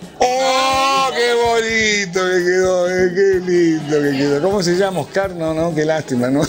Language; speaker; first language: Spanish; native; Spanish